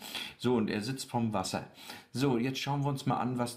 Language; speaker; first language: German; native; German